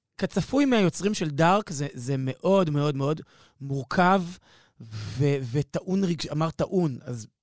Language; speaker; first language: Hebrew; native; Hebrew